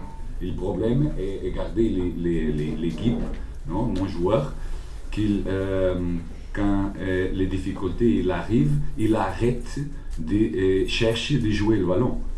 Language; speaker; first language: French; non-native, learner; Portuguese